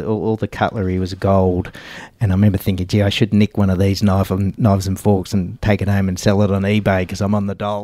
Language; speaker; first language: English; native; English